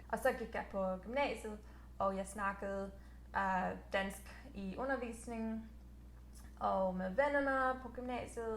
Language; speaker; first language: Danish; non-native, fluent; English